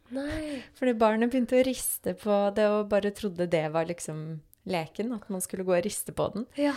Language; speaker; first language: Norwegian; early bilingual, other home language; Polish